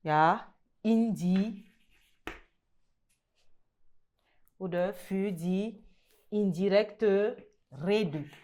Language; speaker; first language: German; non-native, fluent; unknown